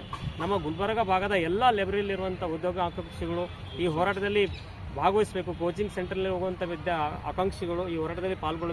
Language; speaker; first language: Kannada; native; Kannada